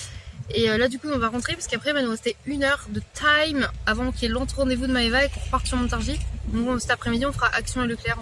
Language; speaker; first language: French; native; French